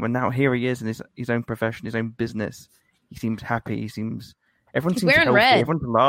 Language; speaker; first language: English; native; English